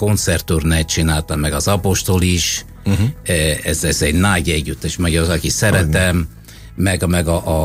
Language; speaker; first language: Hungarian; non-native, fluent; Italian